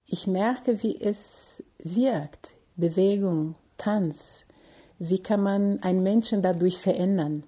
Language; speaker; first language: German; non-native, fluent; Portuguese